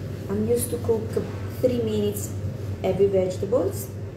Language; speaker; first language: English; non-native, fluent; Italian